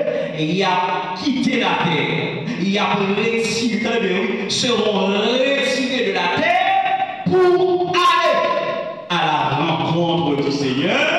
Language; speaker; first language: French; non-native, local second language; Haitian Creole